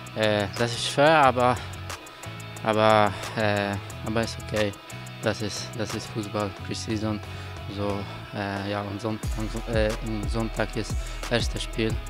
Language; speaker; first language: German; non-native, learner; Polish